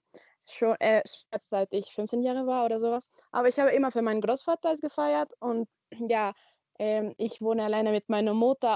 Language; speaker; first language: German; non-native, learner; Spanish